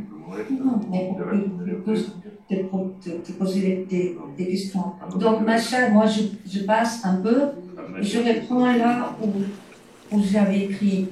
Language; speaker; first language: French; native; French